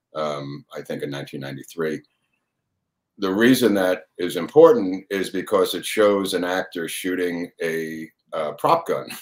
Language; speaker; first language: English; native; English